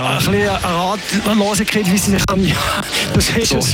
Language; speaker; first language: German; native; German